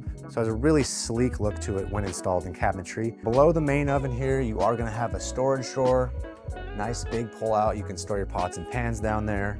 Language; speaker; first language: English; native; English